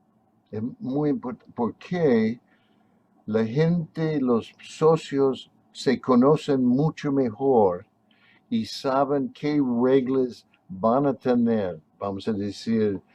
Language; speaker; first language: Spanish; non-native, fluent; English